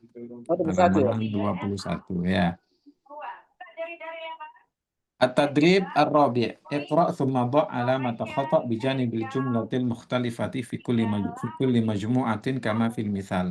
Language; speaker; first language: Arabic; non-native, fluent; Indonesian